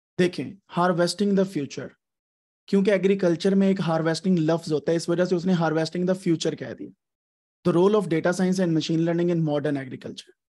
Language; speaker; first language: Urdu; native; Urdu